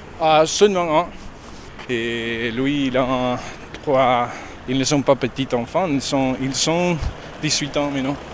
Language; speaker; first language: French; non-native, learner; Spanish